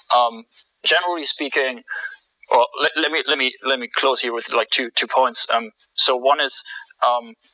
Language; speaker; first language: English; non-native, fluent; German